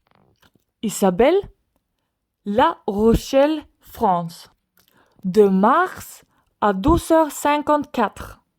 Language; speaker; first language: French; non-native, learner; Swedish